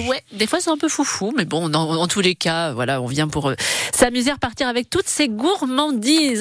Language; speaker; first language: French; native; French